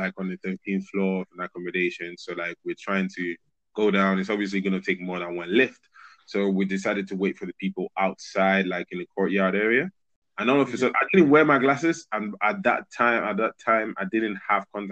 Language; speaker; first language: English; non-native, fluent; Spanish